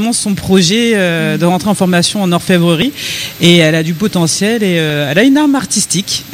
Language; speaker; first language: French; native; French